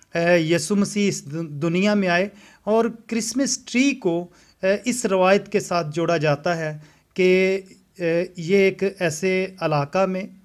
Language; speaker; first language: Urdu; non-native, local second language; Punjabi